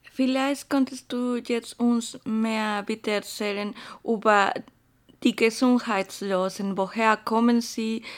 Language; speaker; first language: German; non-native, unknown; Spanish